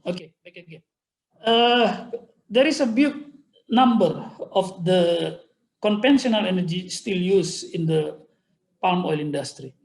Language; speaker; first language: English; non-native, fluent; Indonesian